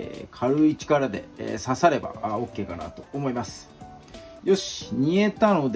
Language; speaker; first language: Japanese; native; Japanese